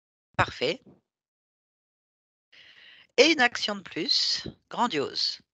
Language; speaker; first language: French; native; French